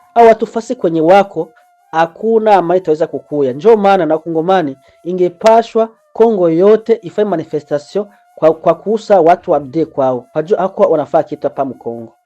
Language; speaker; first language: Swahili; non-native, local second language; Rundi